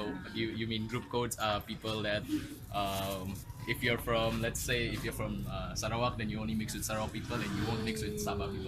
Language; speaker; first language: English; non-native, local second language; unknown